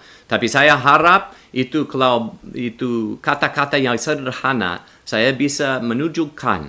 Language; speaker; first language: Indonesian; non-native, learner; English